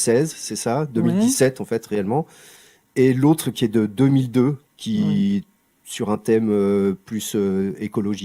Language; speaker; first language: French; native; French